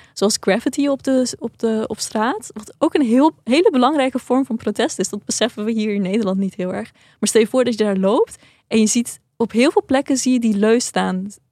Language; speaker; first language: Dutch; early bilingual, other home language; Persian